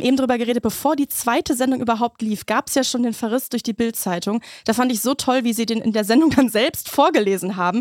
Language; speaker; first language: German; native; German